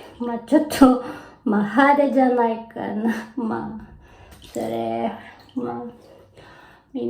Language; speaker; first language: Japanese; non-native, learner; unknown